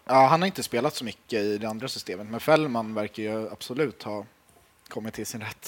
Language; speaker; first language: Swedish; native; Swedish